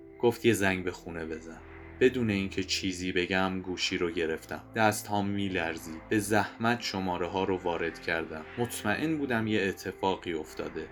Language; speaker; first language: Persian; native; Persian